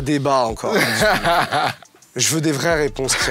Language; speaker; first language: French; native; French